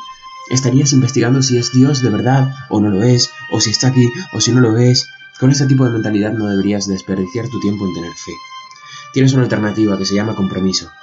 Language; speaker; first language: Spanish; native; Spanish